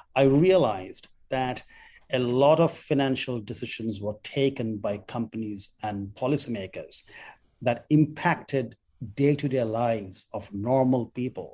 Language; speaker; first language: English; non-native, local second language; Bangla